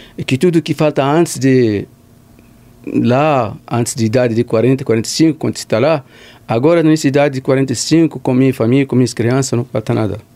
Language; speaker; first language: Portuguese; non-native, learner; Arabic